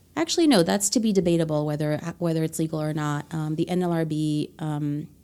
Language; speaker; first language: English; non-native, fluent; Spanish